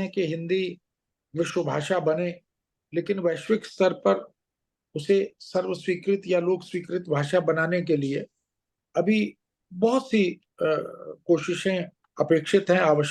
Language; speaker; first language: Hindi; native; Hindi